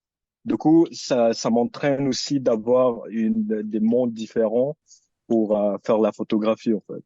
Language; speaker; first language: French; early bilingual, other home language; Filipino